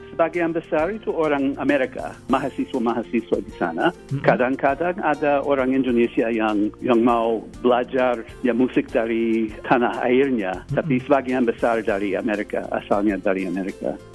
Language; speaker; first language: Indonesian; non-native, fluent; English